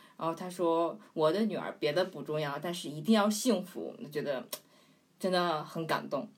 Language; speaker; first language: Chinese; native; Chinese